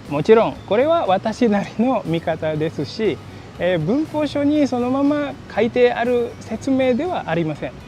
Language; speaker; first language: Japanese; non-native, fluent; Indonesian